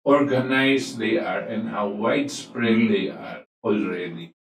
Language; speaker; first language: English; non-native, local second language; Filipino